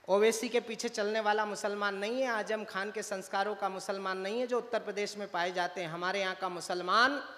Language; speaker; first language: Hindi; native; Hindi